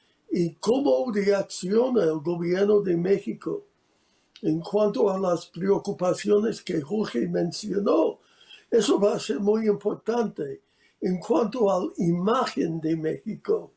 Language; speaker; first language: Spanish; non-native, fluent; English